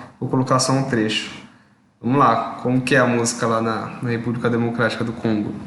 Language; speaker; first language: Portuguese; native; Portuguese